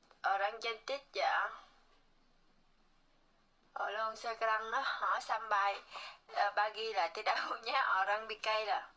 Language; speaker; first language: Indonesian; non-native, learner; Vietnamese